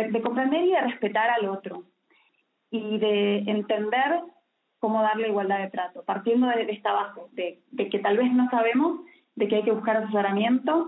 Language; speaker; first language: Spanish; native; Spanish